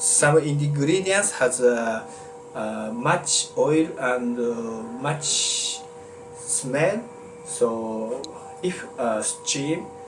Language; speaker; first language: English; non-native, learner; Japanese